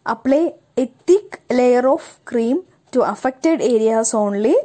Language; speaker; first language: English; non-native, local second language; Malayalam